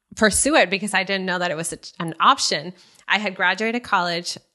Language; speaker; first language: English; early bilingual, other home language; Spanish